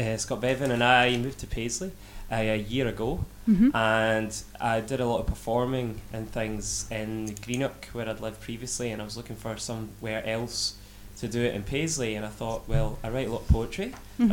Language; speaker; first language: English; native; English